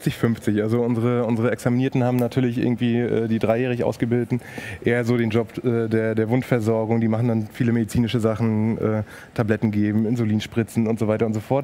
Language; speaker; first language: German; native; German